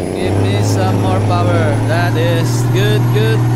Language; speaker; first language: English; non-native, local second language; Filipino